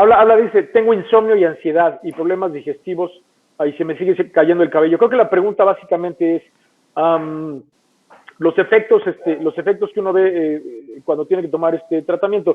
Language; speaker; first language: Spanish; native; Spanish